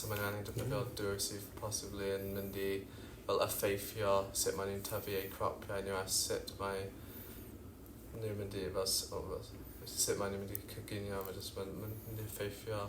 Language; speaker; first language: Welsh; non-native, local second language; English